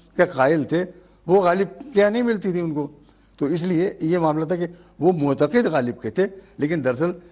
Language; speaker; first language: Hindi; native; Hindi